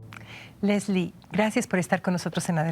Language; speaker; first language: Spanish; native; Spanish